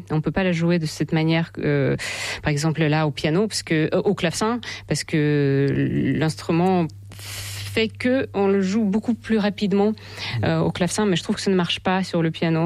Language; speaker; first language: French; non-native, fluent; Russian